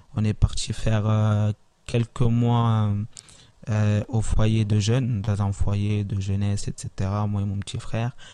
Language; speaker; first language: French; early bilingual, other home language; Italian